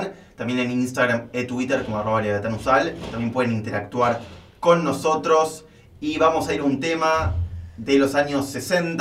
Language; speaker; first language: Spanish; native; Spanish